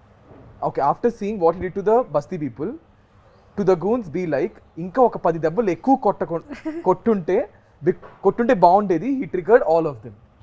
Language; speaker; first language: Telugu; native; Telugu